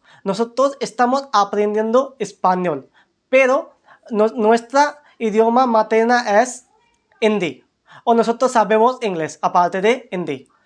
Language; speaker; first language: Spanish; non-native, learner; Hindi